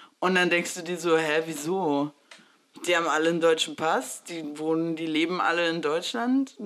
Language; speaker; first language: German; early bilingual, other home language; Spanish